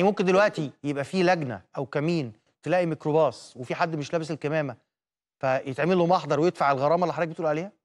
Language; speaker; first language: Arabic; native; Arabic